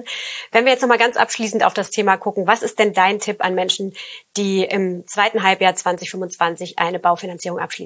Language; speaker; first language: German; native; German